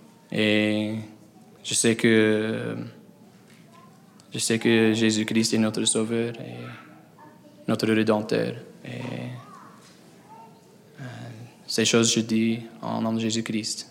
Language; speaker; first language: French; non-native, fluent; English